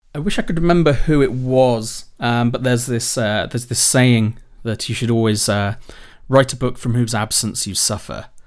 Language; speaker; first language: English; native; English